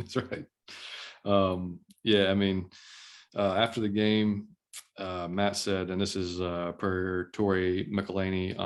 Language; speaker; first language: English; native; English